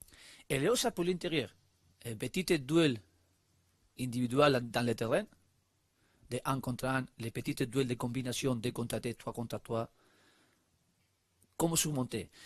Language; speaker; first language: French; non-native, learner; Spanish